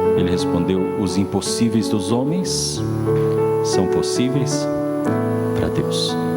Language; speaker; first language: Portuguese; native; Portuguese